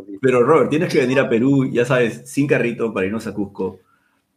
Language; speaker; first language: Spanish; native; Spanish